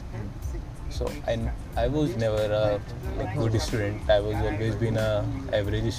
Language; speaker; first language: English; non-native, local second language; Hindi